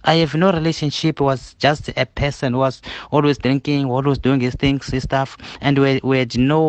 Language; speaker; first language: English; non-native, learner; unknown